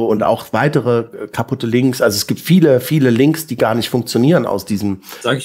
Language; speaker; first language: German; native; German